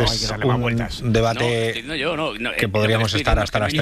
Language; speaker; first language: Spanish; native; Spanish